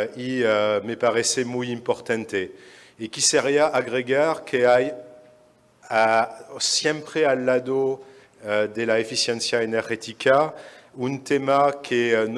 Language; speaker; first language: Spanish; non-native, fluent; French